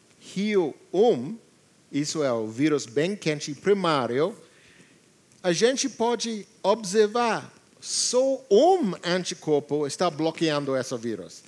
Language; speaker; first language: Portuguese; non-native, learner; English